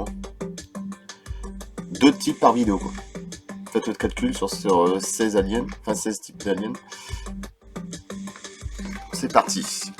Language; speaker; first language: French; native; French